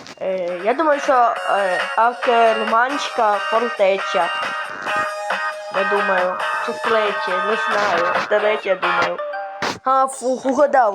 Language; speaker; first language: Ukrainian; non-native, local second language; Russian